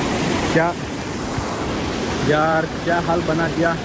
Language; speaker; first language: Hindi; non-native, local second language; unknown